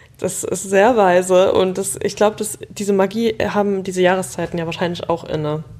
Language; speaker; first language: German; native; German